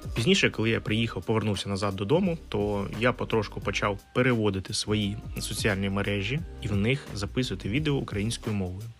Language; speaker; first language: Ukrainian; non-native, local second language; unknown